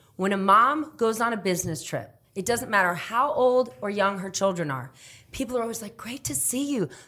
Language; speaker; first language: English; native; English